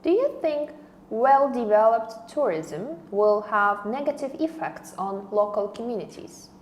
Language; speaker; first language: English; non-native, fluent; Azerbaijani